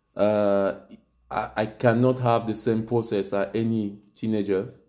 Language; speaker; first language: English; non-native, local second language; French